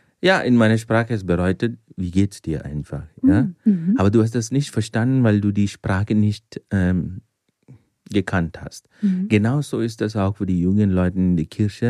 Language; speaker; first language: German; non-native, fluent; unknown